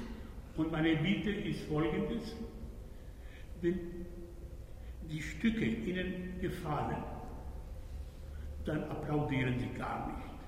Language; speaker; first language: German; non-native, fluent; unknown